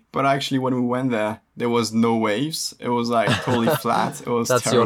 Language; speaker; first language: English; early bilingual, other home language; French